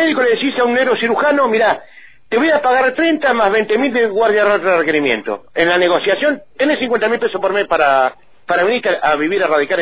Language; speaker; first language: Spanish; native; Spanish